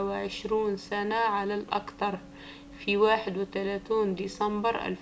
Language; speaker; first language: Arabic; native; Arabic